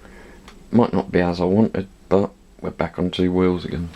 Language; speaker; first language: English; native; English